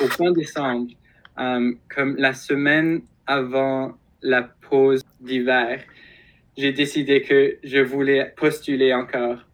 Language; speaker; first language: French; non-native, local second language; English